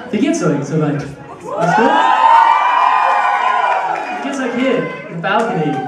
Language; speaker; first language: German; non-native, learner; English